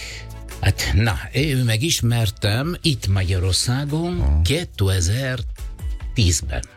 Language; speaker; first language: Hungarian; non-native, learner; Italian